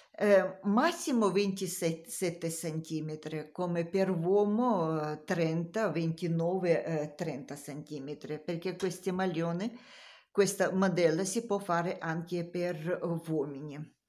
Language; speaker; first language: Italian; non-native, learner; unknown